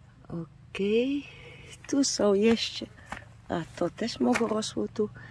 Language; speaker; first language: Polish; non-native, learner; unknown